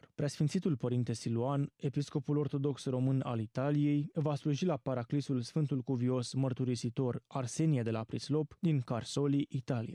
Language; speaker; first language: Romanian; native; Romanian